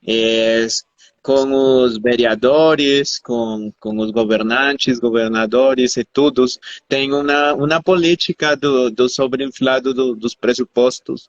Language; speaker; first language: Portuguese; non-native, fluent; Spanish